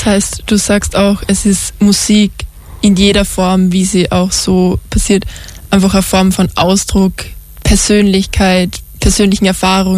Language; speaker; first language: German; native; German